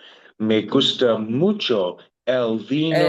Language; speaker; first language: Spanish; non-native, learner; English